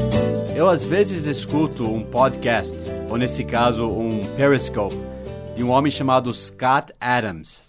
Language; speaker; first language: Portuguese; non-native, fluent; English